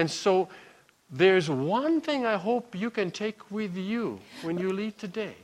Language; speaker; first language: English; native; English